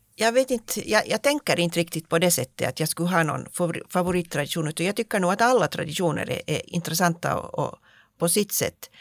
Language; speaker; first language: Swedish; native; Swedish